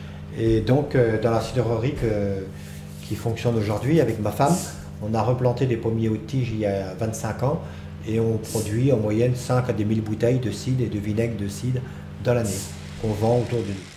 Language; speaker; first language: French; native; French